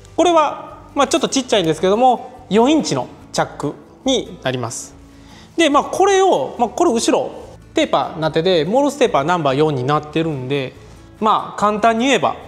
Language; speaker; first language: Japanese; native; Japanese